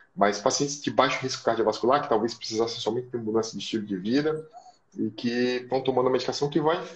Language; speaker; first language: Portuguese; native; Portuguese